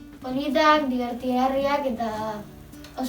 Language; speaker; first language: Basque; non-native, local second language; Spanish